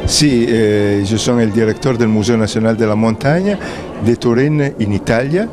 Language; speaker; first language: Spanish; non-native, fluent; Italian